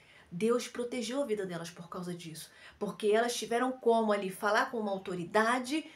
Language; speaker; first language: Portuguese; native; Portuguese